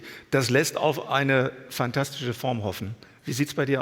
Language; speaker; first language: German; native; German